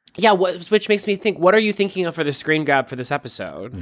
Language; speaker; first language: English; native; English